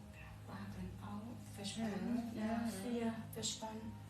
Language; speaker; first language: German; non-native, learner; Thai